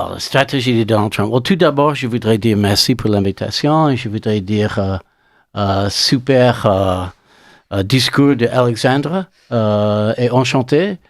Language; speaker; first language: French; non-native, learner; English